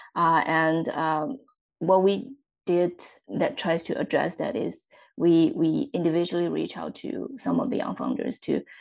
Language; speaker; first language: English; non-native, fluent; Chinese